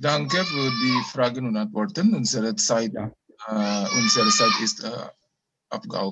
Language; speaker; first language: German; non-native, learner; Indonesian